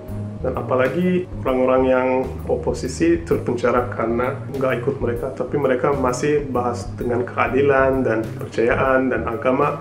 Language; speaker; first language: Indonesian; non-native, fluent; Turkish